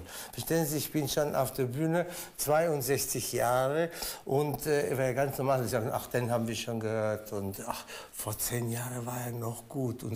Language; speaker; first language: German; non-native, fluent; Spanish